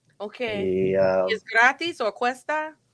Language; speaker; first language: Spanish; non-native, fluent; English